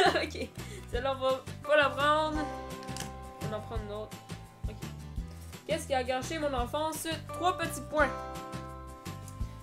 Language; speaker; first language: French; native; French